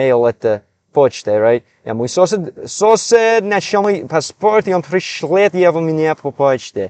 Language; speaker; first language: Russian; non-native, learner; English